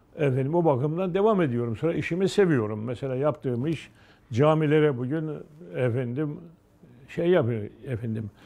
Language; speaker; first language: Turkish; native; Turkish